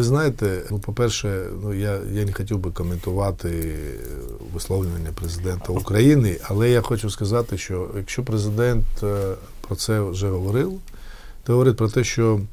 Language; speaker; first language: Ukrainian; non-native, fluent; Georgian